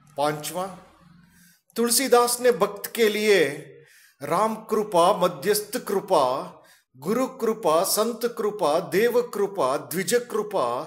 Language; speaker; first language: Hindi; non-native, local second language; Kannada